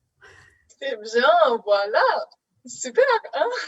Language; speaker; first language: French; non-native, fluent; German